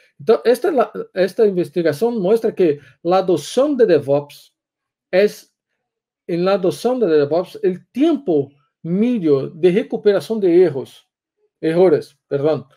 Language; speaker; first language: Spanish; non-native, learner; Portuguese